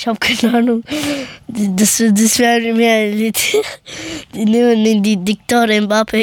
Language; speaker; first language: German; early bilingual, other home language; Persian